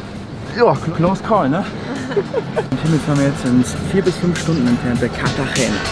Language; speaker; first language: German; native; German